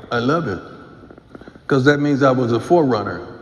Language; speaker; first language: English; native; English